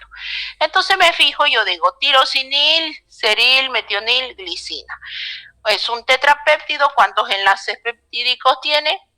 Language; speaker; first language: Spanish; native; Spanish